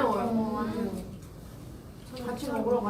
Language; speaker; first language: Korean; non-native, fluent; Japanese